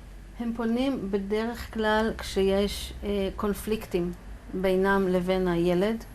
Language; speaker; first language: Hebrew; native; Hebrew